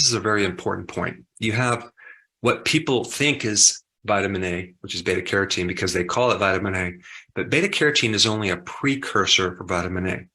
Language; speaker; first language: English; native; English